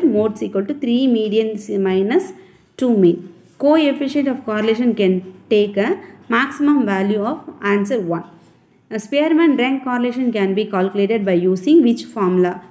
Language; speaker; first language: English; non-native, local second language; Tamil